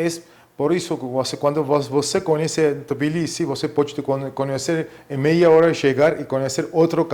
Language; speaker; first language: Portuguese; non-native, fluent; Georgian